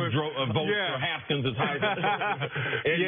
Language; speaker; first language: English; native; English